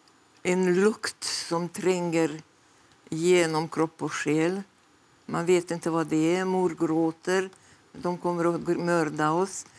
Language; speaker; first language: Swedish; non-native, fluent; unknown